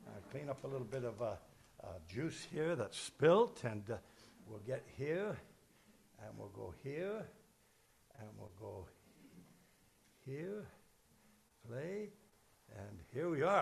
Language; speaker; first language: English; native; English